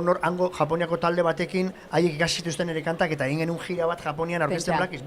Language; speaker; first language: Basque; native; Basque